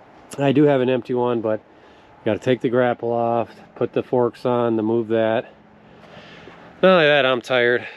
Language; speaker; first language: English; native; English